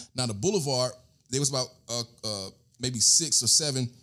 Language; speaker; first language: English; native; English